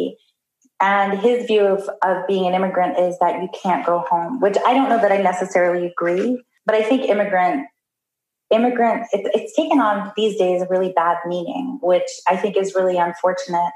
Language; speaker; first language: English; native; English